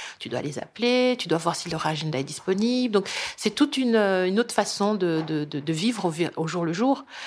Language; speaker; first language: French; early bilingual, other home language; Lingala